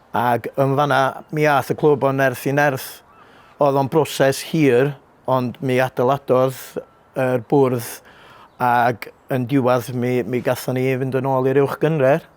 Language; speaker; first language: Welsh; native; Welsh